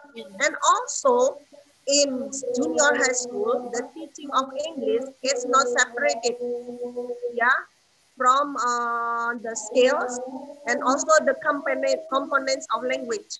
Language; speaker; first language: English; non-native, fluent; Indonesian